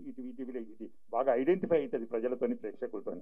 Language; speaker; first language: Telugu; native; Telugu